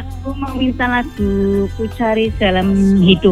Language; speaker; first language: Indonesian; non-native, local second language; Javanese